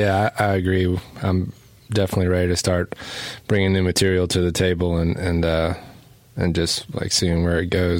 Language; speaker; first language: English; native; English